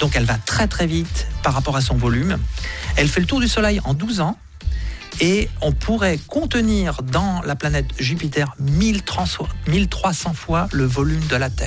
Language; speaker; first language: French; native; French